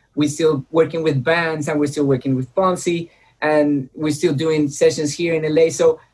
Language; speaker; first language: English; non-native, fluent; Spanish